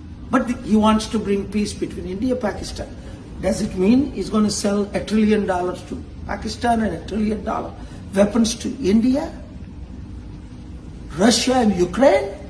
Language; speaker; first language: English; non-native, local second language; Telugu